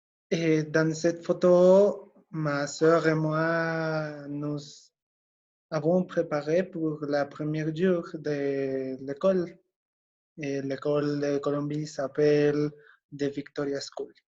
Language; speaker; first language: French; non-native, learner; Spanish